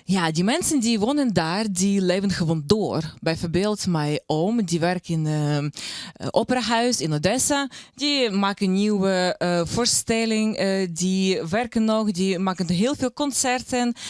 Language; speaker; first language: Dutch; non-native, learner; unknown